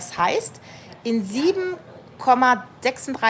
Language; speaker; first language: German; native; German